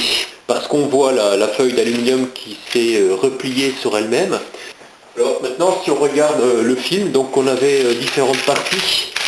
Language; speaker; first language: French; native; French